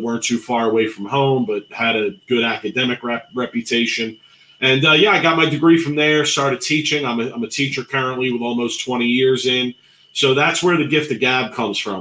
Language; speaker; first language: English; native; English